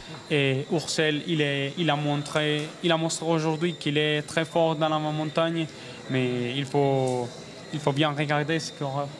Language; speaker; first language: French; non-native, learner; Spanish